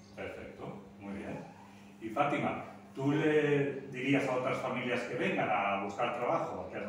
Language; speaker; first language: Spanish; native; Spanish